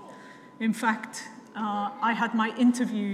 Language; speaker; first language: English; native; English